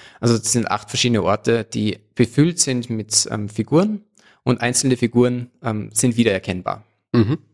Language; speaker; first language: German; native; German